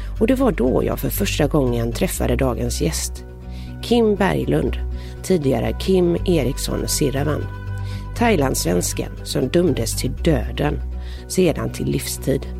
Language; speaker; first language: Swedish; native; Swedish